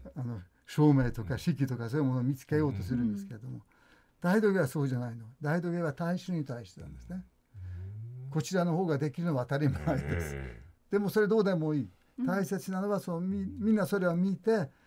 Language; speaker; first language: Japanese; non-native, fluent; Hungarian